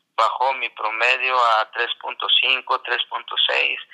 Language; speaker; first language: Spanish; native; Spanish